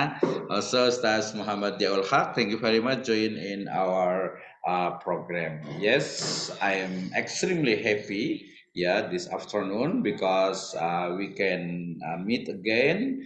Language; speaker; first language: English; non-native, learner; Indonesian